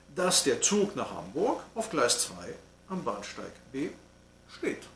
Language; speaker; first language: German; non-native, fluent; French